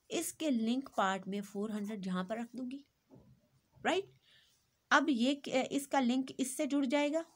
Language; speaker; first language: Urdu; native; Urdu